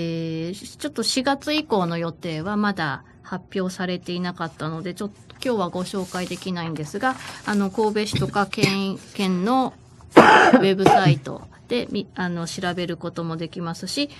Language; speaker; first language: Japanese; native; Japanese